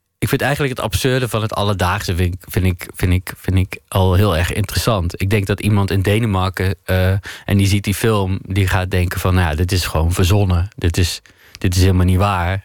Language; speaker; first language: Dutch; native; Dutch